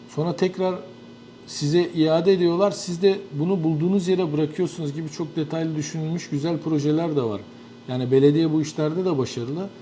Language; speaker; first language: Turkish; native; Turkish